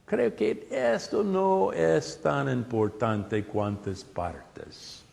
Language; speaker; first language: Spanish; non-native, fluent; English